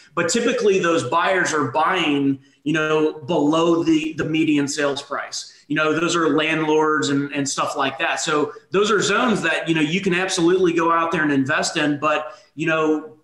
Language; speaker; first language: English; native; English